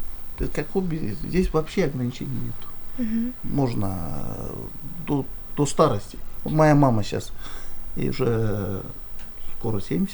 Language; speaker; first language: Russian; non-native, local second language; Kyrgyz